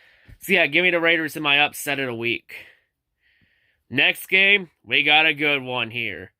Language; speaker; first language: English; native; English